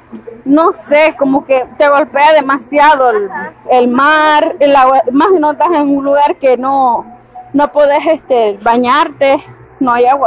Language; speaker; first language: Spanish; native; Spanish